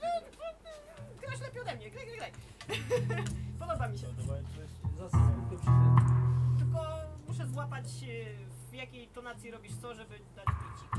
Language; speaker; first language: Polish; native; Polish